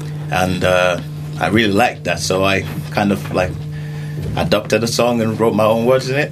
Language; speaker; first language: English; non-native, local second language; Yoruba